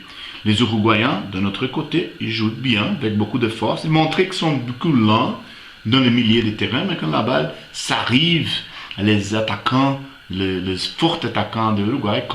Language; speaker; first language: French; non-native, fluent; Portuguese